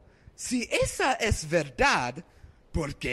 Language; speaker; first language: Spanish; non-native, learner; English